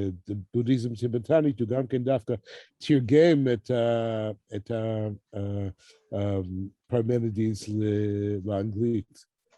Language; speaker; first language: Hebrew; non-native, fluent; English